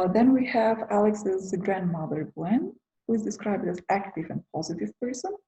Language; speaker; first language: English; non-native, fluent; Macedonian